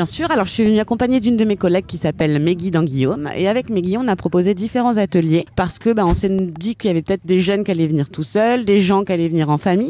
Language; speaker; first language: French; native; French